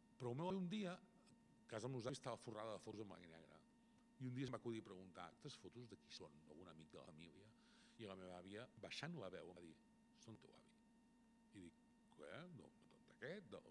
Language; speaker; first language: Catalan; native; Catalan